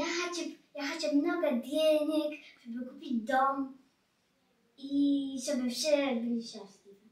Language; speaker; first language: Russian; non-native, learner; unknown